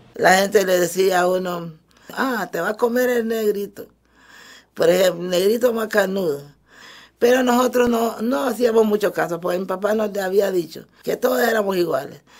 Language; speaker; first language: Spanish; early bilingual, other home language; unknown